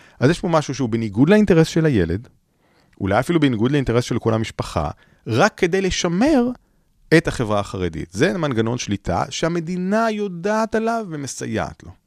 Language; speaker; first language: Hebrew; native; Hebrew